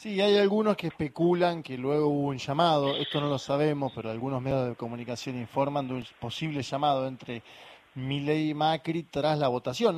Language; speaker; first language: Spanish; native; Spanish